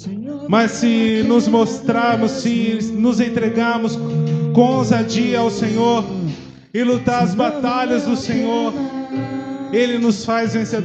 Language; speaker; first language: Portuguese; native; Portuguese